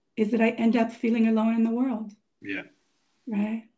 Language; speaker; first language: English; non-native, fluent; Hebrew